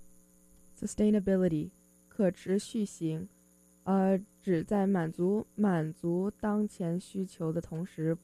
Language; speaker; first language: Chinese; early bilingual, heritage; Chinese